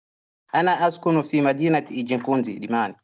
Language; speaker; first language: Arabic; non-native, learner; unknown